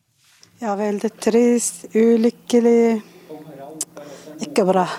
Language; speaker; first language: Norwegian; non-native, learner; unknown